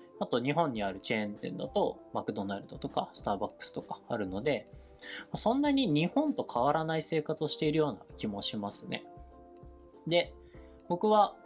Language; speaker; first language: Japanese; native; Japanese